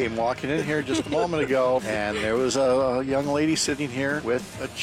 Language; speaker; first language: English; native; English